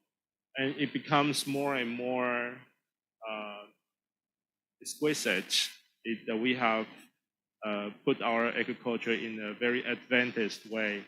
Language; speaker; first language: English; non-native, fluent; Chinese